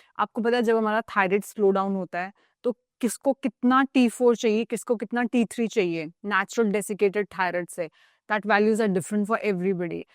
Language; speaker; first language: Hindi; native; Hindi